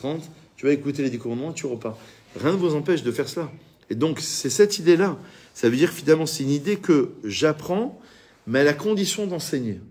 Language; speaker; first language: French; native; French